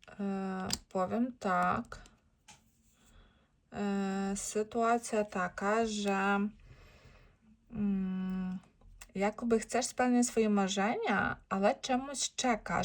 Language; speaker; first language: Polish; non-native, learner; Ukrainian